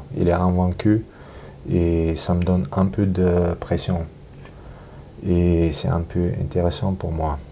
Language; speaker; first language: French; non-native, learner; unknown